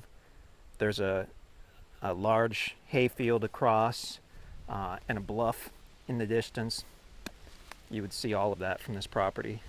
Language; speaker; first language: English; native; English